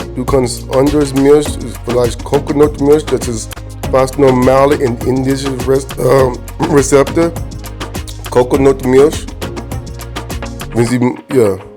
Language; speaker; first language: German; non-native, learner; English